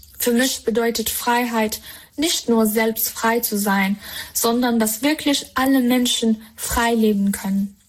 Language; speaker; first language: German; non-native, fluent; Persian